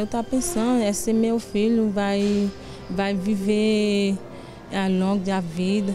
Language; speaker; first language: Portuguese; non-native, learner; Haitian Creole